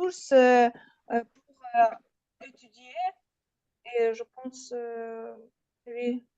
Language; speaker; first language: French; non-native, learner; Russian